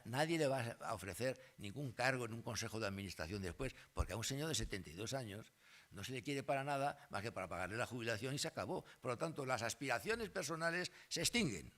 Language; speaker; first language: Spanish; native; Spanish